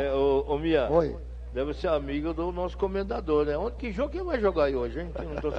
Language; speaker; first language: Portuguese; native; Portuguese